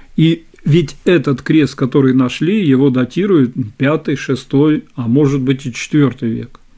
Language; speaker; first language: Russian; native; Russian